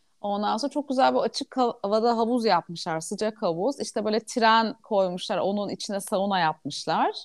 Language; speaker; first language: Turkish; native; Turkish